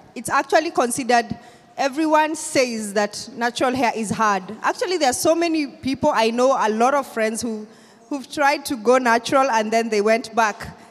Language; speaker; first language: English; non-native, local second language; Kikuyu